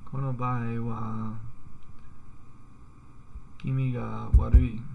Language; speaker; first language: Japanese; non-native, learner; English